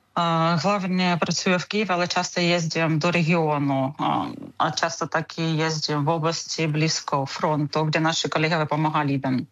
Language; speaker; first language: Czech; non-native, learner; Ukrainian